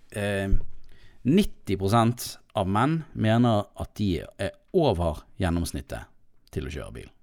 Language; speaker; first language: Norwegian; native; Norwegian